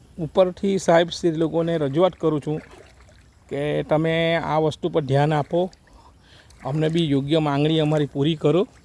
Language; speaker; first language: Gujarati; native; Gujarati